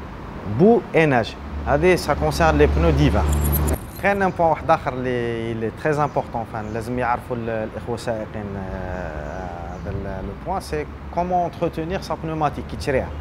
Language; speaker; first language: French; non-native, local second language; Arabic